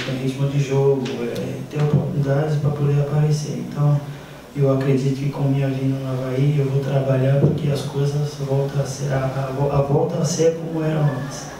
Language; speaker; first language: Portuguese; non-native, fluent; French